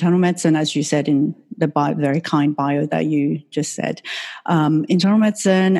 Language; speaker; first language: English; non-native, fluent; Chinese